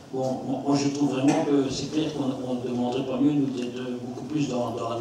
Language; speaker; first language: French; native; French